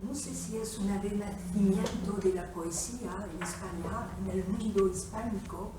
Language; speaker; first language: Spanish; non-native, fluent; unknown